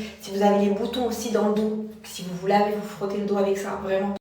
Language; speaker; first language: French; native; French